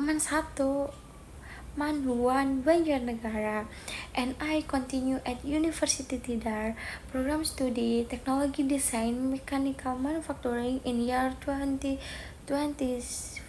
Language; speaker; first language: English; non-native, learner; Indonesian